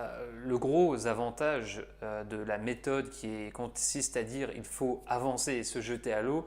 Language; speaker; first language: French; native; French